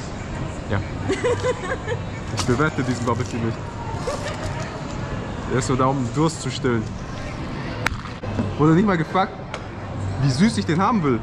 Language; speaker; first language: German; native; German